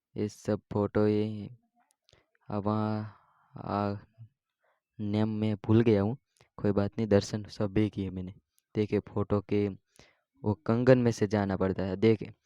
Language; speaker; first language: Hindi; non-native, local second language; Gujarati